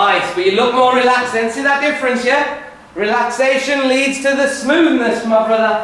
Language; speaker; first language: English; native; English